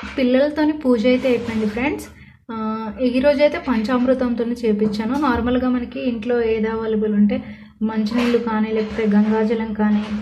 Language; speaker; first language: Telugu; native; Telugu